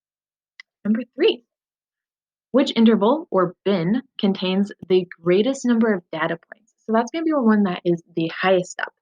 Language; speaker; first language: English; native; English